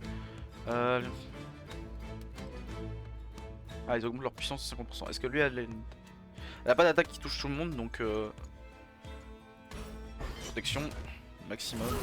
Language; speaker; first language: French; native; French